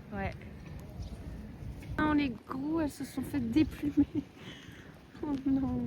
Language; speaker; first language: French; native; French